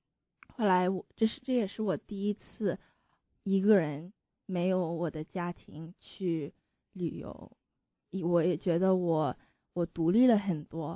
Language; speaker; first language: Chinese; early bilingual, heritage; Chinese